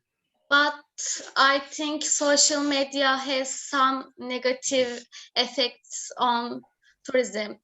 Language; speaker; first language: English; non-native, learner; Turkish